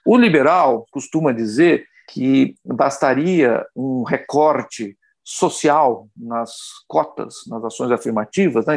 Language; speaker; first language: Portuguese; native; Portuguese